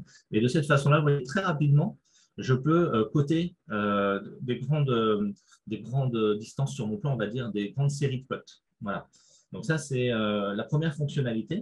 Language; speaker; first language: French; native; French